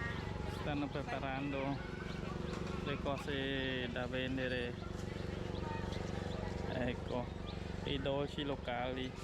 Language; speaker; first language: Italian; non-native, fluent; Vietnamese